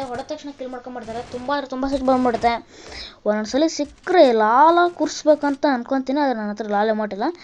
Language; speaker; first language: Kannada; native; Kannada